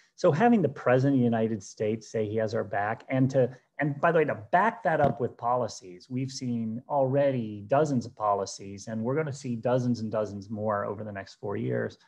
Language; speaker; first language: English; native; English